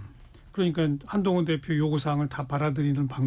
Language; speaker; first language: Korean; native; Korean